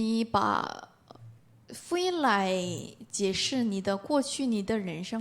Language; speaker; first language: Chinese; non-native, learner; Korean